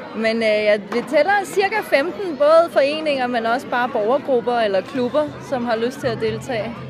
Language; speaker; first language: Danish; non-native, fluent; Turkish